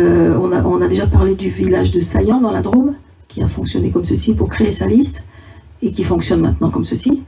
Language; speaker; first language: French; native; French